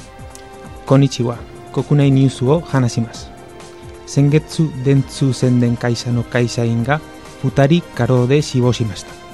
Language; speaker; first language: Japanese; non-native, learner; Spanish